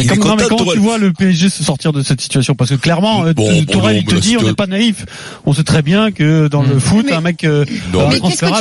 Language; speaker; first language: French; native; French